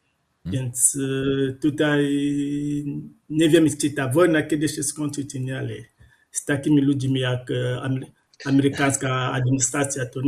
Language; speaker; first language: Polish; non-native, fluent; Lingala